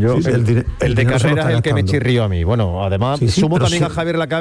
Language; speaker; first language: Spanish; native; Spanish